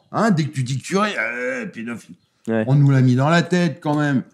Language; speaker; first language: French; native; French